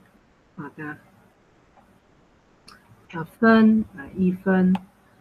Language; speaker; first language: Chinese; non-native, fluent; Vietnamese